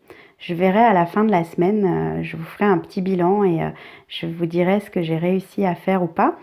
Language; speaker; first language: French; native; French